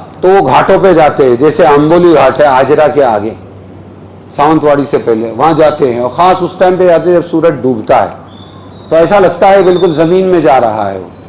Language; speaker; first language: Urdu; native; Urdu